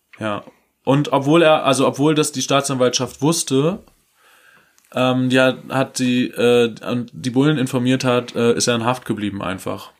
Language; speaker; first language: German; native; German